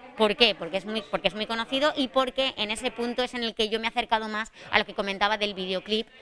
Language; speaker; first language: Spanish; native; Spanish